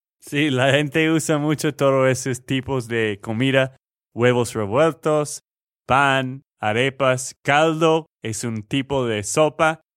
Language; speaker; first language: Spanish; non-native, fluent; English